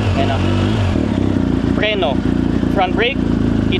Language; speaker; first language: Filipino; native; Filipino